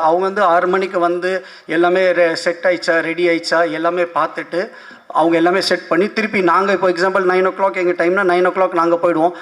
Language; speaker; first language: Tamil; non-native, local second language; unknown